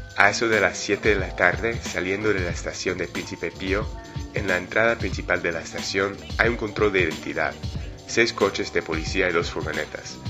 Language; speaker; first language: Spanish; native; Spanish